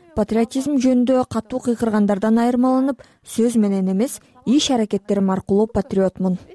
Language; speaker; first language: Kyrgyz; non-native, local second language; Russian